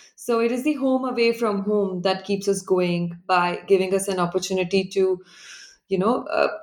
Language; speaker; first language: English; non-native, local second language; Hindi